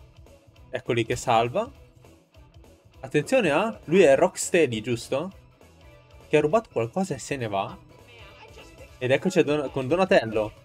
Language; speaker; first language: Italian; native; Italian